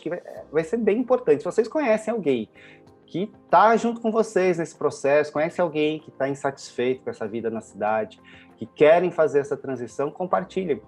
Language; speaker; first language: Portuguese; native; Portuguese